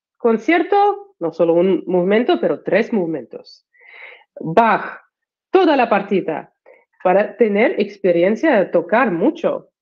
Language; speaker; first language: Spanish; non-native, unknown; Russian